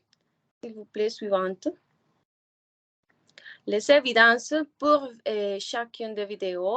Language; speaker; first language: French; non-native, learner; Spanish